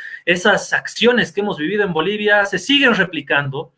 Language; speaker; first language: Spanish; native; Spanish